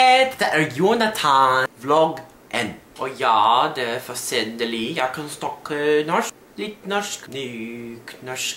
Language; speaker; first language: Norwegian; non-native, learner; English